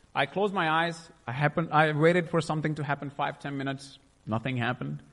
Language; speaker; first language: English; non-native, local second language; Punjabi